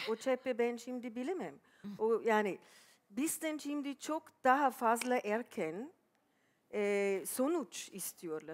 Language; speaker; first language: Turkish; non-native, fluent; German